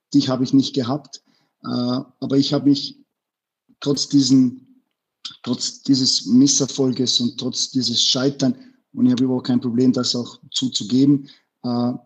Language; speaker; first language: German; early bilingual, other home language; Bosnian